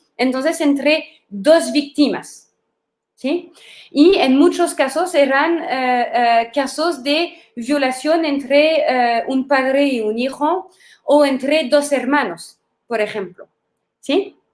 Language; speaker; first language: Spanish; non-native, fluent; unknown